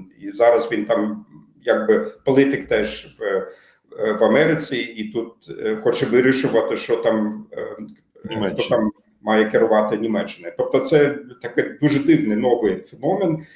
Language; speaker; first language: Ukrainian; non-native, fluent; German